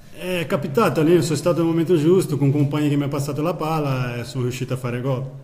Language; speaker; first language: Italian; non-native, fluent; Portuguese